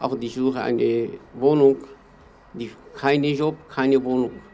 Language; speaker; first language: German; non-native, learner; Kurdish